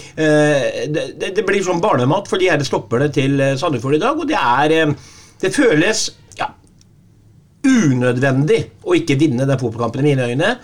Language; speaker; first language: Norwegian; native; Norwegian